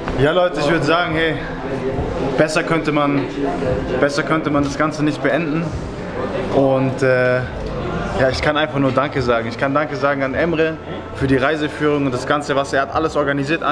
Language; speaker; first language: German; native; German